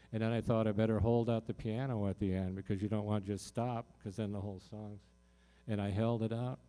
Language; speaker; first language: English; native; English